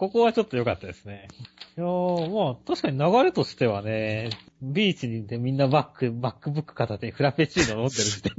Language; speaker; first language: Japanese; native; Japanese